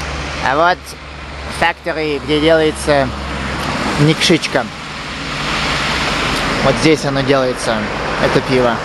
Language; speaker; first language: Russian; early bilingual, heritage; Russian